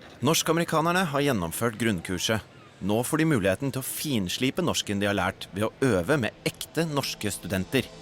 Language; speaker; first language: Norwegian; native; Norwegian